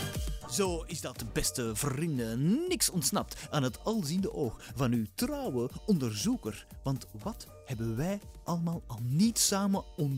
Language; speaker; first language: Dutch; native; Dutch